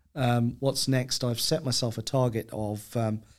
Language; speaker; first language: English; native; English